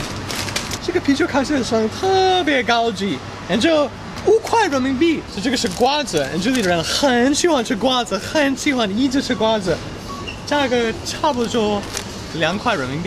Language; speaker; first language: Chinese; non-native, fluent; English